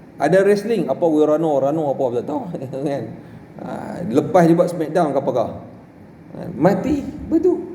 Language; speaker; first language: Malay; native; Malay